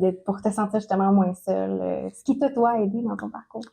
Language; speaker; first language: French; native; French